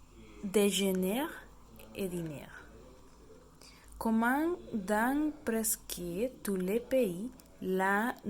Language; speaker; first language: French; non-native, learner; Spanish